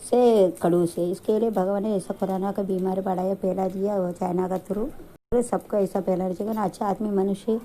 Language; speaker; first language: Hindi; non-native, local second language; Tamil